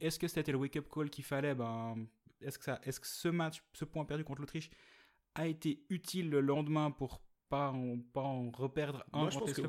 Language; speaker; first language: French; native; French